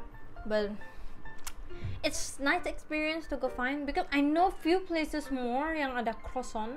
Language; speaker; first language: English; non-native, local second language; Malay